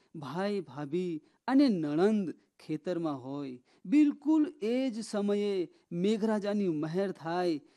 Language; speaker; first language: Gujarati; non-native, local second language; Rathawi